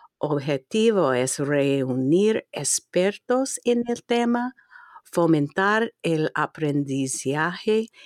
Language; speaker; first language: Spanish; non-native, fluent; English